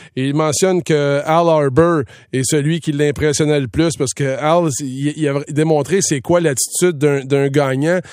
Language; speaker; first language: French; native; French